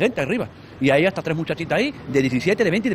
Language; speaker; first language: Spanish; native; Spanish